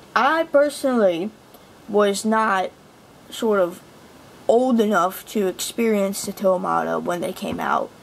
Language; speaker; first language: English; native; English